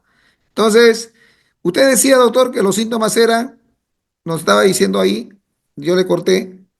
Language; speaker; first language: Spanish; native; Spanish